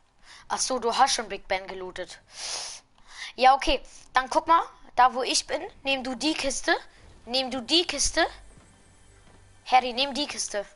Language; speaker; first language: German; native; German